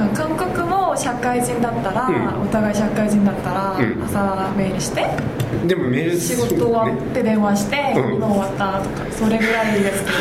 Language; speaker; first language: Japanese; non-native, fluent; Korean